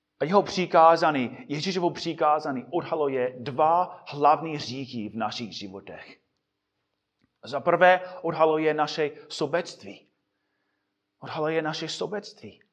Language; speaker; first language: Czech; non-native, fluent; English